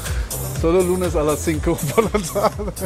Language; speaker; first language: Spanish; non-native, learner; German